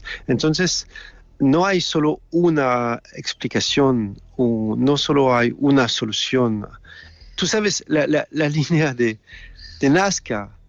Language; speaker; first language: Spanish; non-native, learner; French